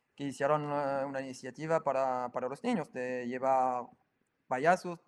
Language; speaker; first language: Spanish; non-native, fluent; French